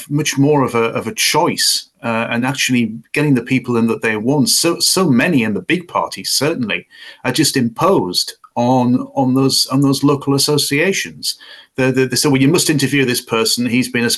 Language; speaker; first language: English; native; English